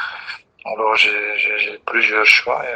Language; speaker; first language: French; non-native, local second language; Dutch